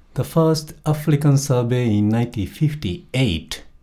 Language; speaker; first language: English; non-native, fluent; Japanese